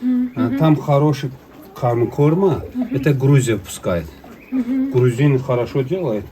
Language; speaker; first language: Russian; non-native, local second language; Azerbaijani